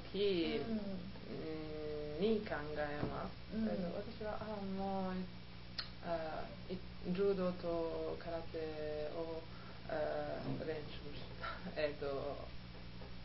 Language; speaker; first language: Japanese; non-native, learner; Italian